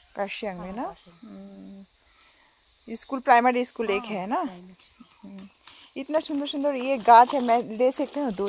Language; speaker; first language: Hindi; non-native, local second language; Bangla